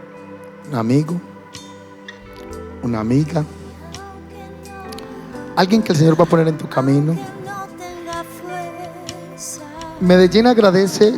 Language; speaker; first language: Spanish; native; Spanish